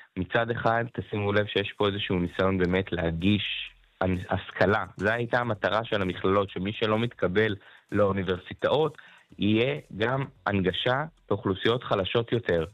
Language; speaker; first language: Hebrew; native; Hebrew